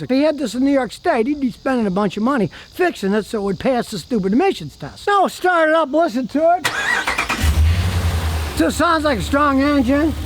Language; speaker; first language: English; native; English